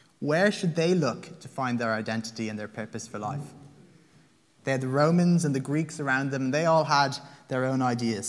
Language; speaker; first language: English; native; English